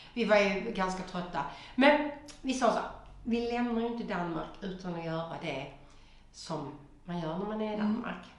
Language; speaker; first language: Swedish; native; Swedish